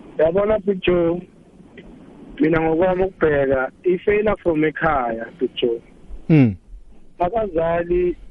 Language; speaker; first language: Zulu; non-native, local second language; South Ndebele